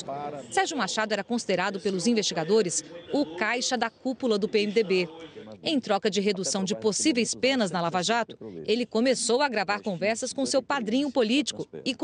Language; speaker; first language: Portuguese; native; Portuguese